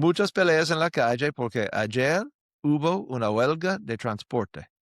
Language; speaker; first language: Spanish; non-native, fluent; English